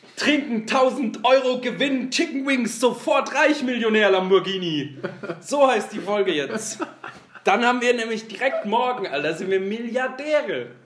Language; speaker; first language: German; early bilingual, other home language; Turkish